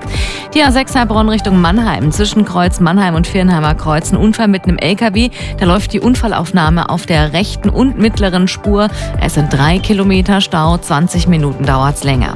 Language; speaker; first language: German; native; German